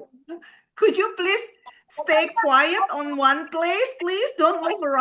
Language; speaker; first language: English; non-native, fluent; Indonesian